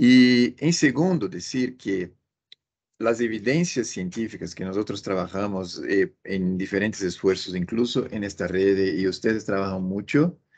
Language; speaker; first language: Spanish; non-native, fluent; Portuguese